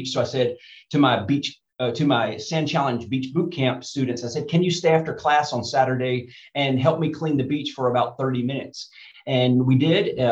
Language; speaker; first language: English; native; English